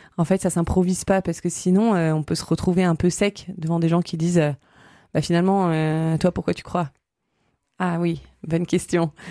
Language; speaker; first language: French; native; French